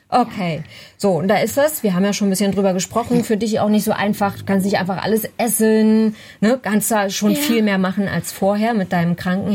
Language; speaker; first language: German; native; German